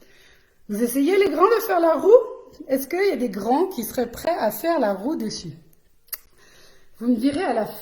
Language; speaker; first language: French; native; French